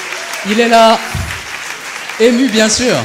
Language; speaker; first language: French; non-native, local second language; Malagasy